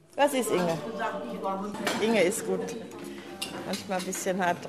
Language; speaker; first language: German; native; German